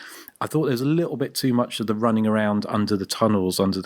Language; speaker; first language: English; native; English